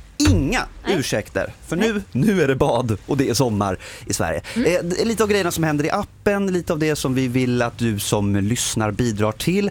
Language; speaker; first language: Swedish; native; Swedish